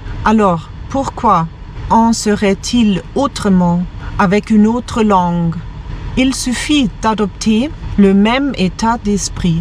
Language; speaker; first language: French; non-native, fluent; German